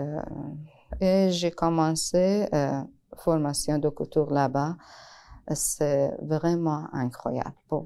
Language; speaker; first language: French; non-native, learner; Persian